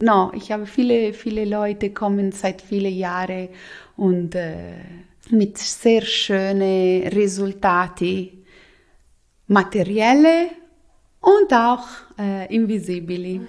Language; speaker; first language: German; non-native, local second language; Italian